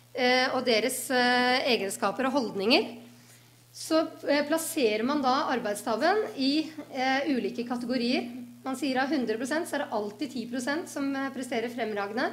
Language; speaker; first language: Norwegian; native; Norwegian